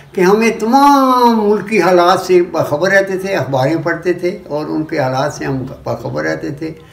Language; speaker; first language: Urdu; native; Urdu